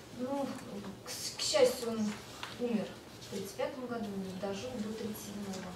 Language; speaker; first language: Russian; native; Russian